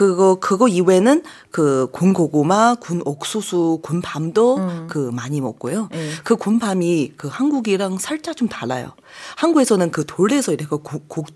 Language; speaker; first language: Korean; non-native, fluent; Chinese